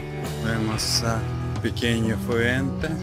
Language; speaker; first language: Spanish; non-native, learner; Russian